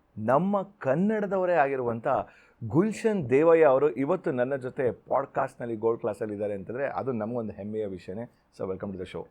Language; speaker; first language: Kannada; native; Kannada